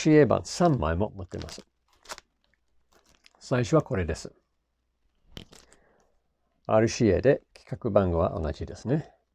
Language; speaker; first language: Japanese; non-native, fluent; English